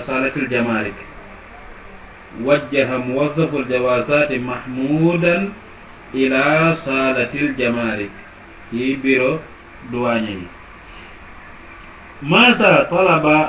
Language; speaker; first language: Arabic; non-native, fluent; Wolof